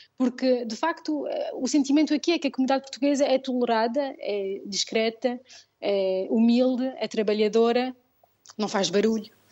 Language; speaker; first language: Portuguese; early bilingual, heritage; Portuguese